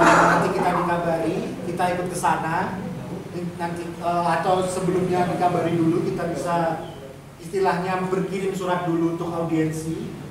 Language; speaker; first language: Indonesian; native; Indonesian